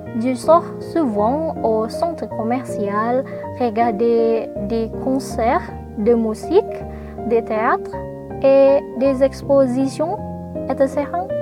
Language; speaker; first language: French; non-native, learner; Indonesian